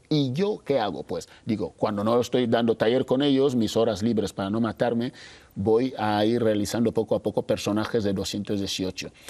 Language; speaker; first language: Spanish; non-native, local second language; Fang